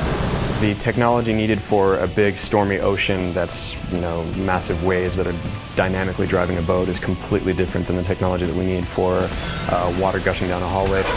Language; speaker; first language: English; native; English